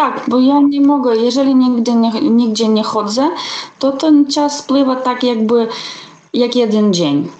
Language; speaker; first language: Polish; non-native, fluent; Ukrainian